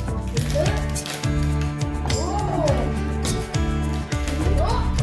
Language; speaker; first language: French; early bilingual, other home language; Hmong